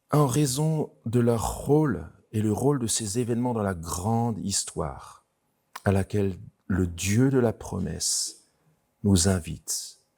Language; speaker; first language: French; native; French